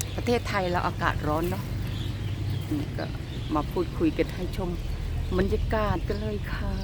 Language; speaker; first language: Thai; native; Thai